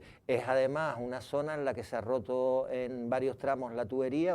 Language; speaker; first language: Spanish; native; Spanish